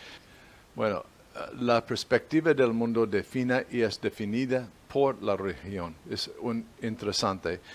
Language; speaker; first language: Spanish; non-native, fluent; English